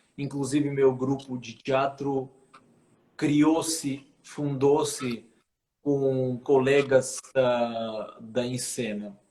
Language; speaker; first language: Portuguese; non-native, fluent; Armenian